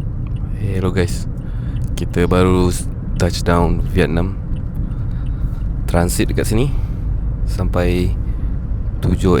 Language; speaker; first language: Malay; native; Malay